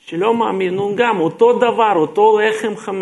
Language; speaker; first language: Hebrew; non-native, fluent; Russian